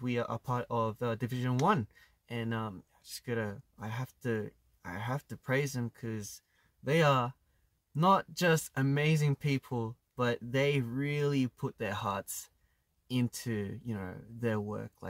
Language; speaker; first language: English; early bilingual, other home language; Korean